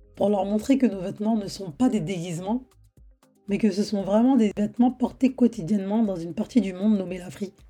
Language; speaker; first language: French; native; French